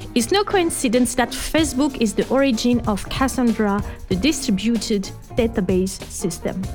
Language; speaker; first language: English; non-native, fluent; French